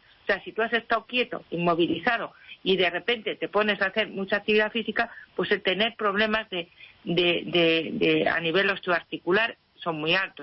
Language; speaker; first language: Spanish; native; Spanish